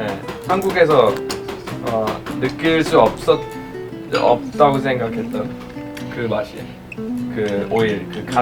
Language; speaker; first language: Korean; non-native, fluent; English